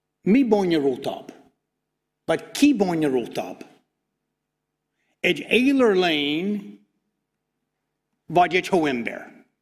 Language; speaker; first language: Hungarian; non-native, fluent; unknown